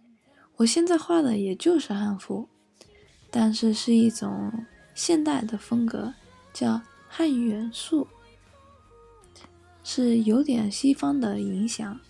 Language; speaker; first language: Chinese; early bilingual, heritage; English